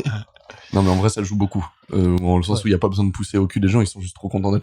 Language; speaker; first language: French; native; French